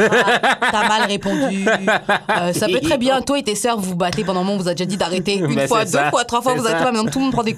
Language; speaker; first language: French; native; French